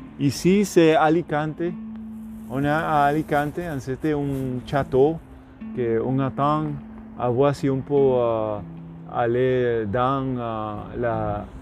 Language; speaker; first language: French; non-native, learner; Spanish